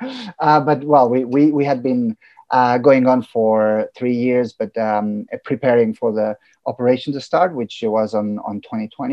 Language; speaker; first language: English; non-native, fluent; Catalan